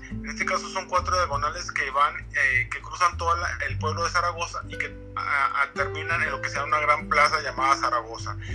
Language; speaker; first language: Spanish; native; Spanish